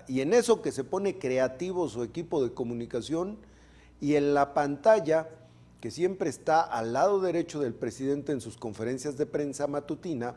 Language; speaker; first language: Spanish; native; Spanish